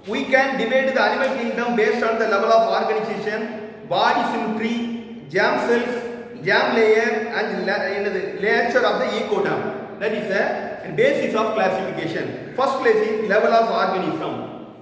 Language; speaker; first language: English; non-native, local second language; Tamil